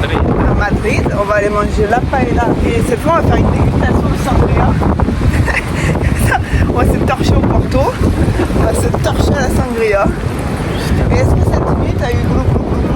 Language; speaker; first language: French; native; French